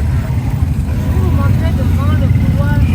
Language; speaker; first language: French; non-native, local second language; Malagasy